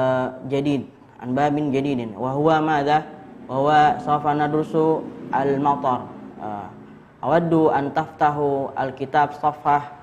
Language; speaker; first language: Arabic; non-native, fluent; Indonesian